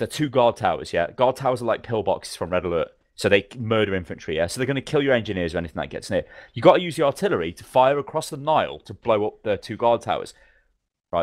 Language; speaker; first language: English; native; English